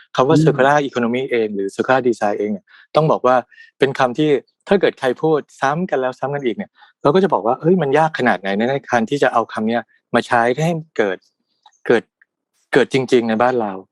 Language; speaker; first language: Thai; native; Thai